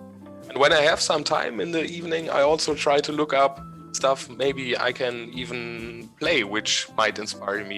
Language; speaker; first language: English; non-native, fluent; German